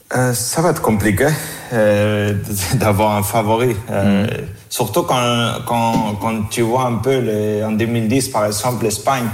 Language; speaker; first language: French; non-native, fluent; Spanish